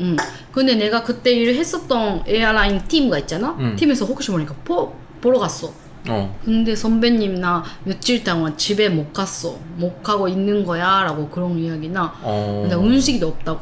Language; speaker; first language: Korean; non-native, learner; Japanese